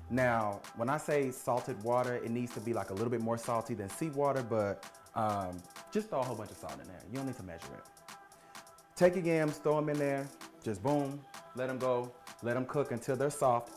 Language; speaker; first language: English; native; English